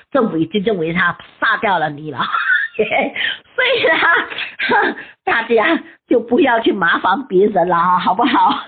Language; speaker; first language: Chinese; native; Chinese